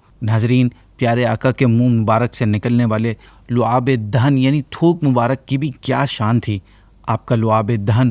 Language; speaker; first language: Urdu; native; Urdu